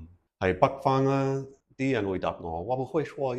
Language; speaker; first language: Cantonese; non-native, fluent; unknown